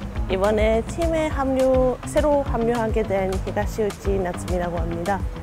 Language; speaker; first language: Korean; non-native, fluent; Japanese